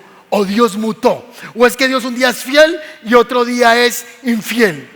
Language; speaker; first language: Spanish; native; Spanish